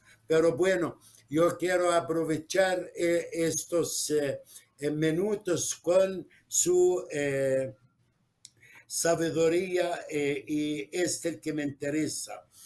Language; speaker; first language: Spanish; non-native, fluent; Arabic